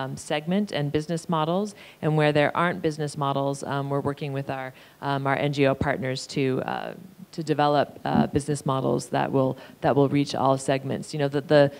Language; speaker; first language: English; native; English